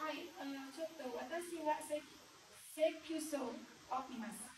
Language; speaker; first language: Japanese; non-native, learner; Indonesian